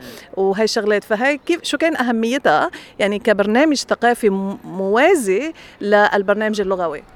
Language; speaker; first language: Arabic; native; Arabic